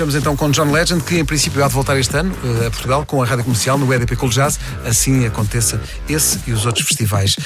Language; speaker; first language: Portuguese; native; Portuguese